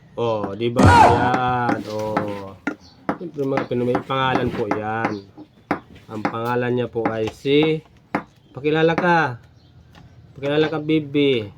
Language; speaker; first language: Filipino; non-native, local second language; Bikol